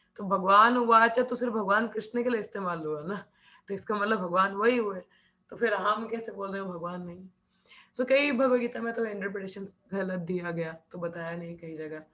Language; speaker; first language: Hindi; non-native, local second language; Punjabi